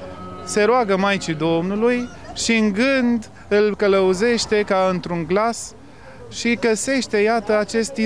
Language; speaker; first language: Romanian; native; Romanian